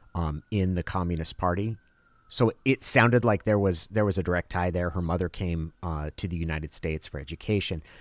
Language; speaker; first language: English; early bilingual, other home language; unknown